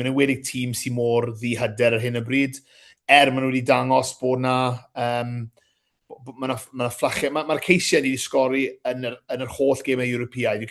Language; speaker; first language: Welsh; native; Welsh